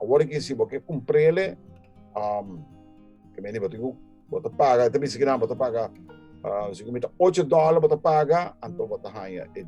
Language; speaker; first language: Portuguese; non-native, learner; Papiamento